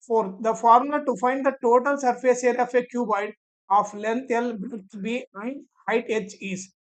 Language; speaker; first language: English; non-native, local second language; Kannada